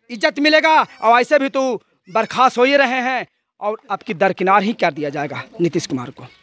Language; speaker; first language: Hindi; native; Hindi